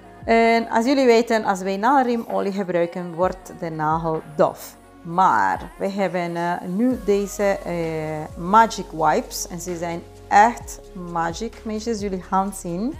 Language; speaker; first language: Dutch; non-native, fluent; Spanish